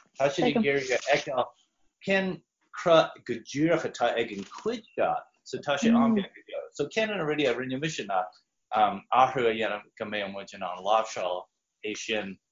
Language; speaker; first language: Irish; non-native, fluent; English